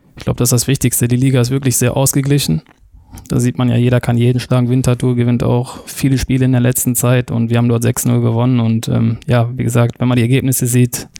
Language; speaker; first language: German; native; German